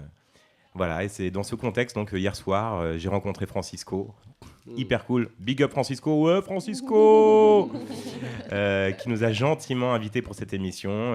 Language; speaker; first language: French; native; French